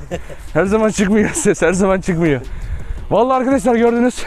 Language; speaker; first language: Turkish; native; Turkish